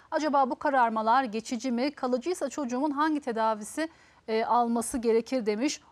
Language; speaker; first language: Turkish; early bilingual, heritage; Turkish